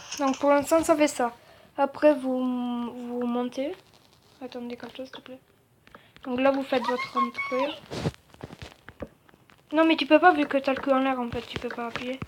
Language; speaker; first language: French; native; French